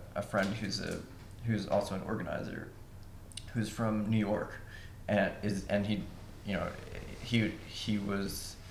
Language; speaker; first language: English; native; English